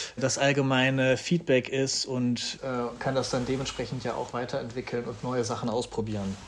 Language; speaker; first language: German; native; German